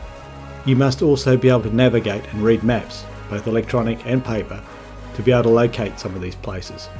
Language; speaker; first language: English; native; English